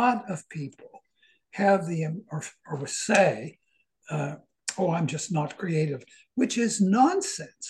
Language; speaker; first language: English; native; English